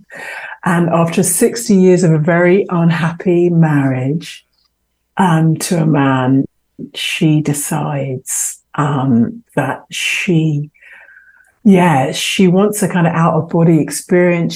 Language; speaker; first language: English; native; English